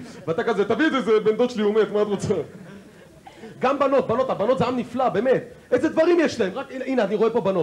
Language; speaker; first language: Hebrew; native; Hebrew